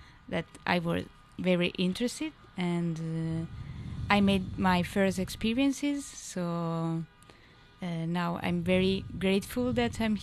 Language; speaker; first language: English; non-native, fluent; Italian